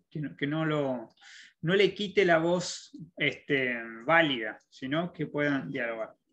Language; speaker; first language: Spanish; native; Spanish